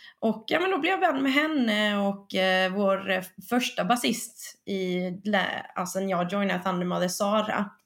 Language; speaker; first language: Swedish; early bilingual, other home language; Spanish